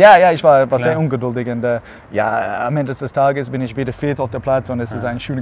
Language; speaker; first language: German; non-native, learner; English